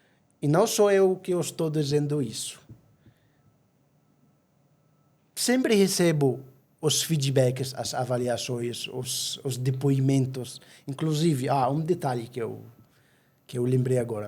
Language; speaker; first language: Portuguese; non-native, fluent; Arabic